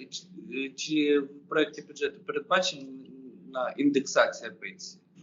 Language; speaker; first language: Ukrainian; native; Ukrainian